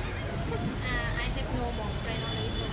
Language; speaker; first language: English; non-native, local second language; Vietnamese